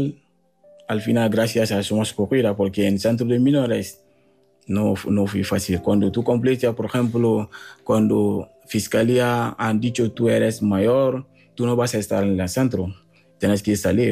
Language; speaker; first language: Spanish; non-native, learner; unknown